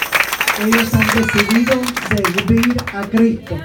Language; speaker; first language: Spanish; native; Spanish